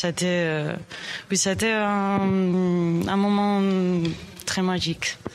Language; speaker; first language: French; non-native, learner; Spanish